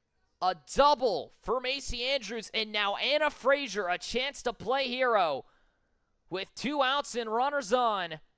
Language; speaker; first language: English; native; English